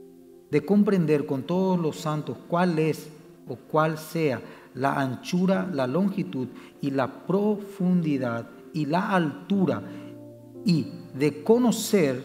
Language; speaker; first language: Spanish; native; Spanish